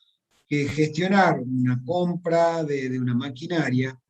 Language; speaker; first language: Spanish; native; Spanish